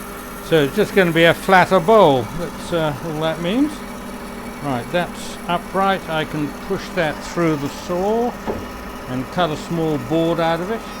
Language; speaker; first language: English; native; English